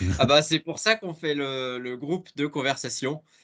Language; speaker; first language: French; native; French